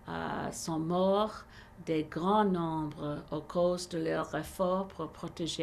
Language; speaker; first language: French; non-native, learner; English